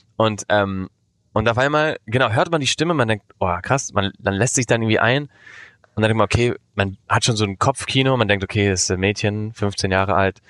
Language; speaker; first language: German; early bilingual, heritage; Spanish